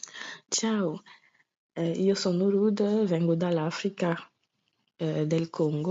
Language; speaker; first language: Italian; non-native, learner; French